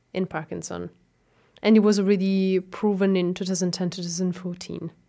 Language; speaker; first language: English; non-native, fluent; Italian